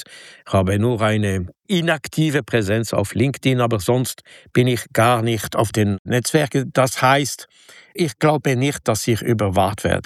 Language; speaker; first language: German; non-native, local second language; French